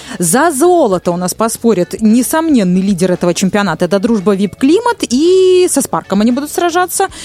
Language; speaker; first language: Russian; native; Russian